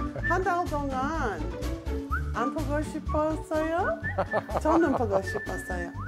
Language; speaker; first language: Korean; non-native, learner; English